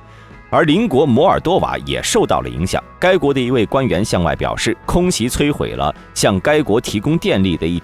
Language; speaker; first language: Chinese; native; Chinese